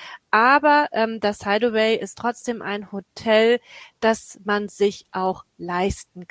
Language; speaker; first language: German; native; German